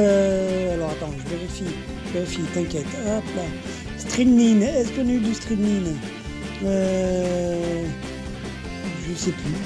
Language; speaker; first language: French; native; French